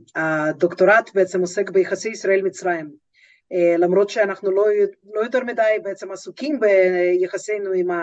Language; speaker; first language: Hebrew; non-native, fluent; Russian